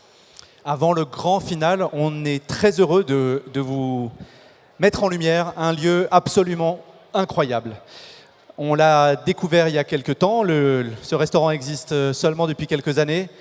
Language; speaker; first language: French; native; French